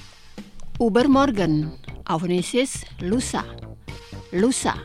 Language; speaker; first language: German; non-native, fluent; Indonesian